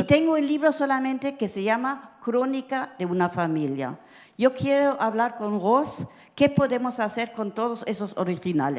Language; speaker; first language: Spanish; early bilingual, heritage; Spanish